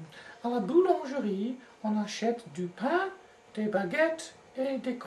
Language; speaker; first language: French; non-native, learner; English